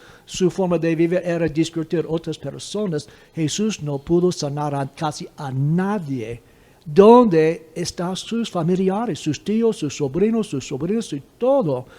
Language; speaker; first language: Spanish; non-native, fluent; English